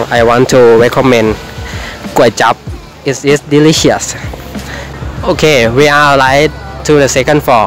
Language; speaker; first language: English; non-native, learner; Thai